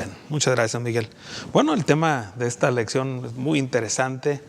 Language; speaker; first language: Spanish; native; Spanish